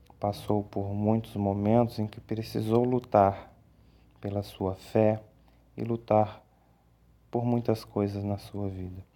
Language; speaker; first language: Portuguese; native; Portuguese